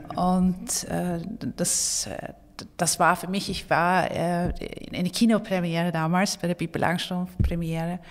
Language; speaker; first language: German; non-native, fluent; Swedish